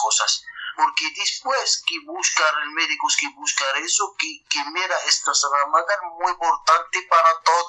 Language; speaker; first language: Spanish; non-native, learner; Arabic